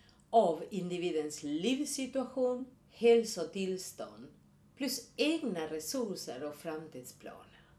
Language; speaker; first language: Swedish; non-native, fluent; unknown